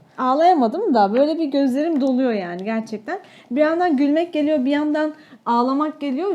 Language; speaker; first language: Turkish; native; Turkish